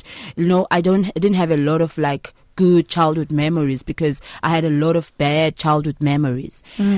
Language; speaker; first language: English; non-native, local second language; Xhosa